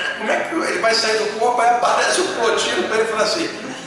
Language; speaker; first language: Portuguese; native; Portuguese